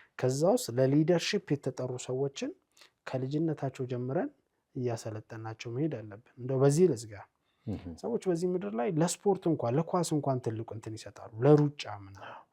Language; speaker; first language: Amharic; native; Amharic